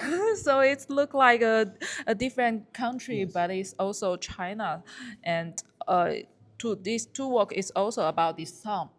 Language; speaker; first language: English; non-native, learner; Chinese